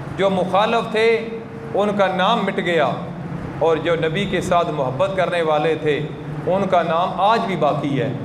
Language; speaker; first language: Urdu; non-native, local second language; Punjabi